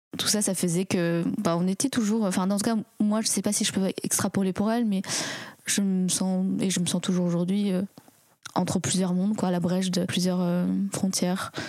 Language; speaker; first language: French; early bilingual, other home language; Chinese